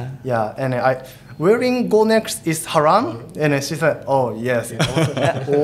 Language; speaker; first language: English; non-native, fluent; Japanese